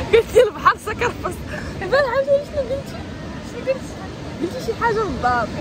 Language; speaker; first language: Arabic; native; Arabic